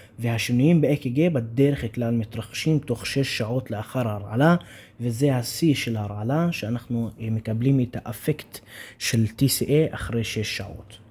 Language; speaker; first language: Hebrew; non-native, local second language; Arabic